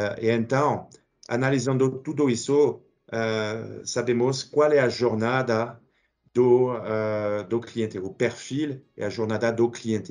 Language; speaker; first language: Portuguese; non-native, fluent; French